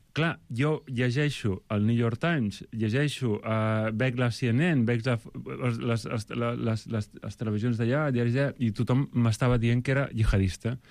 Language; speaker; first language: Catalan; native; Catalan